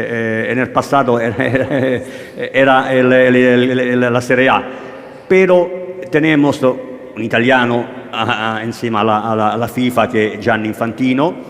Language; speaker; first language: Spanish; non-native, learner; Italian